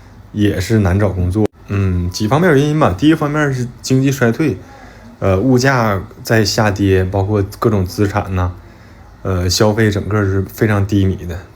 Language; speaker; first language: Chinese; native; Chinese